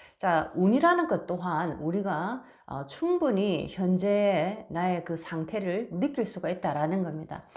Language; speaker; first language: Korean; native; Korean